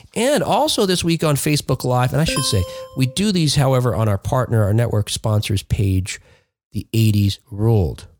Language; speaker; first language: English; native; English